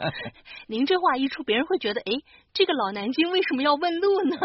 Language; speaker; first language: Chinese; native; Chinese